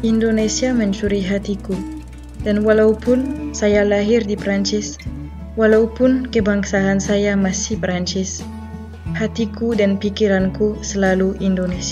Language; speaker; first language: Indonesian; non-native, fluent; French